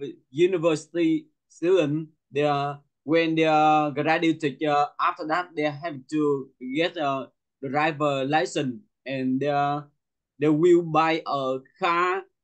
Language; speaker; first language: English; non-native, learner; Vietnamese